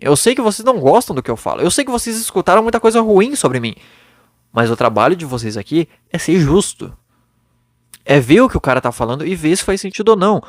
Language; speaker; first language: Portuguese; native; Portuguese